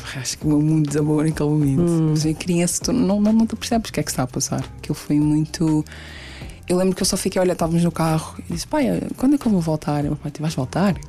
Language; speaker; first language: Portuguese; early bilingual, other home language; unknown